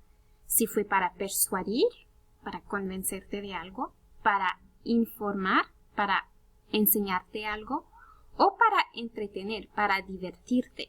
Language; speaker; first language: Spanish; early bilingual, heritage; Spanish